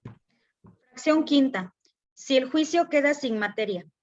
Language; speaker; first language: Spanish; native; Spanish